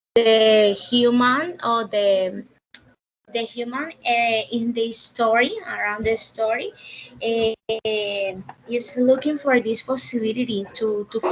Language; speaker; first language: English; non-native, learner; Spanish